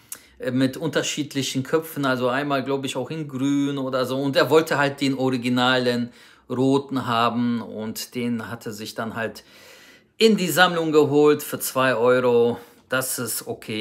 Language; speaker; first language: German; native; German